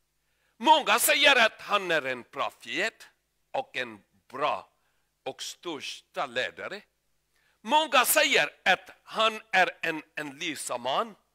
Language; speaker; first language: Swedish; non-native, learner; Urdu